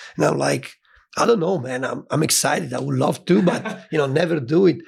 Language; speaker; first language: English; non-native, fluent; Italian